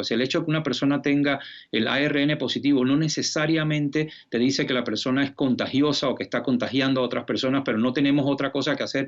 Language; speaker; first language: Spanish; native; Spanish